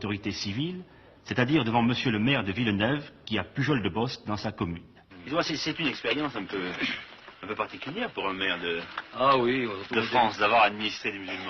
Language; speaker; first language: French; native; French